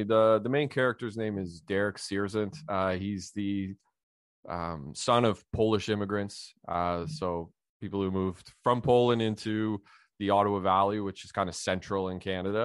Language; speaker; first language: English; native; English